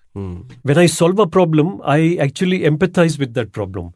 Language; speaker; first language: English; non-native, local second language; Gujarati